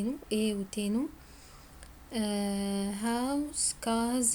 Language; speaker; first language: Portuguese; non-native, learner; Arabic